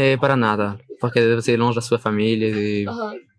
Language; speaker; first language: Portuguese; non-native, learner; French